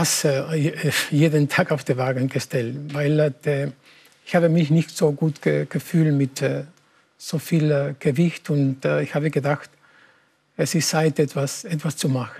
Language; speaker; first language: German; non-native, learner; Spanish